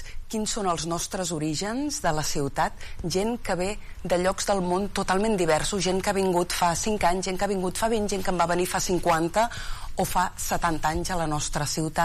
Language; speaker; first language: Catalan; native; Catalan